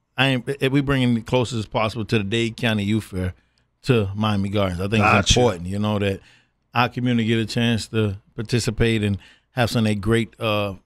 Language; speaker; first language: English; native; English